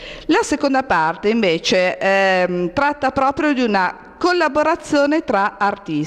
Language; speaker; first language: Italian; native; Italian